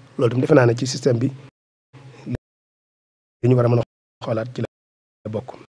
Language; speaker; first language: Wolof; native; Wolof